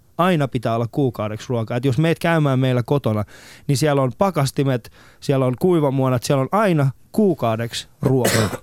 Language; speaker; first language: Finnish; early bilingual, other home language; Persian